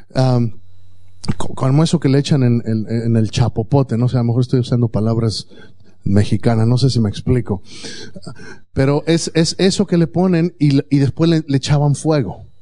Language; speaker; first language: Spanish; native; Spanish